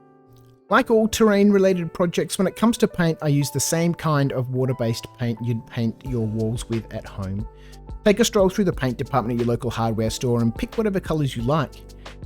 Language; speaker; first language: English; native; English